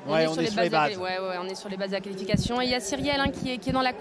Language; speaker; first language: French; native; French